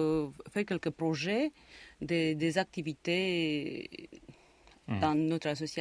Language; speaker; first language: French; non-native, fluent; Romanian